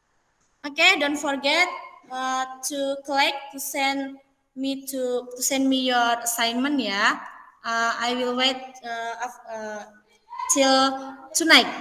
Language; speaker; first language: English; non-native, fluent; Indonesian